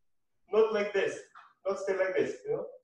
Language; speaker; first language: English; non-native, learner; Russian